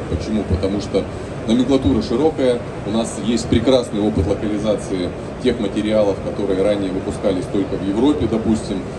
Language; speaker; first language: Russian; native; Russian